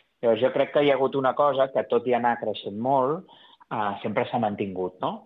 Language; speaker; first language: Catalan; native; Catalan